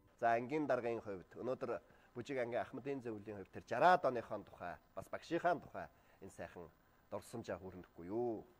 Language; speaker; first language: Mongolian; native; Mongolian